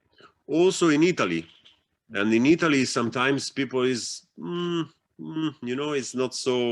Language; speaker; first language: English; non-native, fluent; Italian